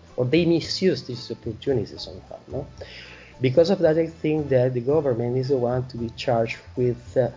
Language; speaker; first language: English; non-native, fluent; Spanish